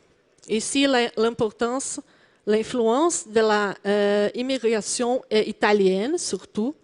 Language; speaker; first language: French; non-native, learner; Portuguese